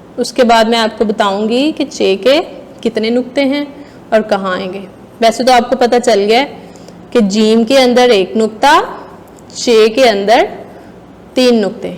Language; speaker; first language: Hindi; non-native, local second language; Punjabi